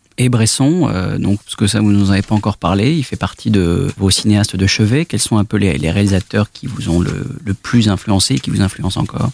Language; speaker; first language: French; native; French